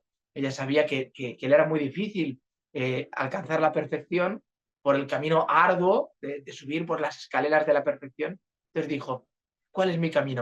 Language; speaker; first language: Spanish; native; Spanish